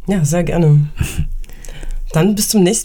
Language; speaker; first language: German; native; German